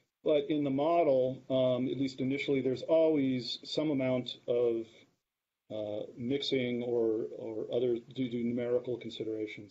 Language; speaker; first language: English; native; English